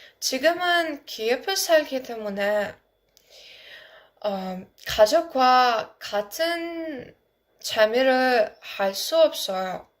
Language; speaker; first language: Korean; non-native, learner; Ukrainian